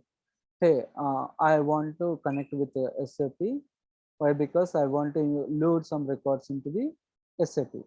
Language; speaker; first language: English; non-native, local second language; Telugu